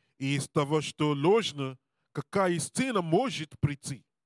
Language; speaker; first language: Russian; non-native, learner; English